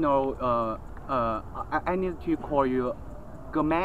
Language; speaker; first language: English; non-native, learner; Chinese